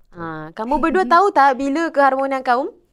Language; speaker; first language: Malay; native; Malay